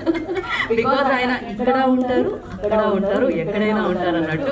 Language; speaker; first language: Telugu; native; Telugu